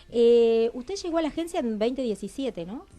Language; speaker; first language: Spanish; native; Spanish